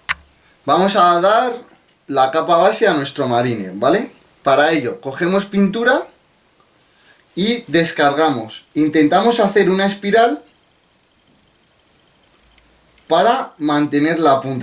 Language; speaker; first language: Spanish; native; Spanish